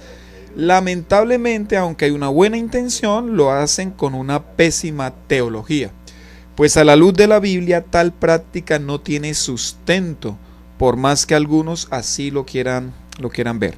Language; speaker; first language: Spanish; native; Spanish